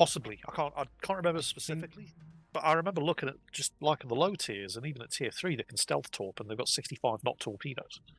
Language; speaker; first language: English; native; English